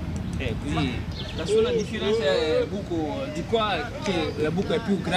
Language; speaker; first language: Italian; non-native, learner; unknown